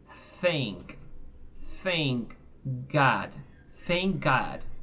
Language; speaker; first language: English; non-native, fluent; Portuguese